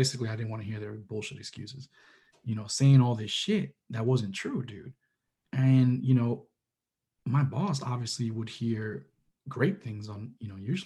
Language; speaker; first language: English; early bilingual, other home language; Spanish